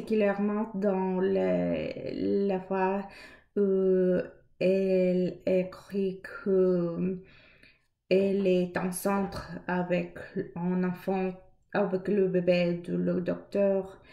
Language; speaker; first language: French; non-native, learner; English